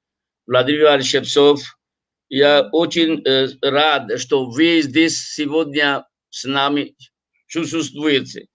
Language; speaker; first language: Russian; non-native, learner; Bangla